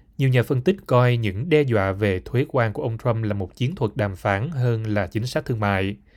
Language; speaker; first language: Vietnamese; native; Vietnamese